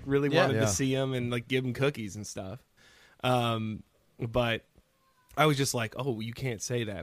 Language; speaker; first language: English; native; English